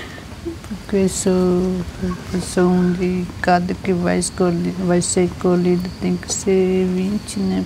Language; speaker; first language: Portuguese; non-native, local second language; Guarani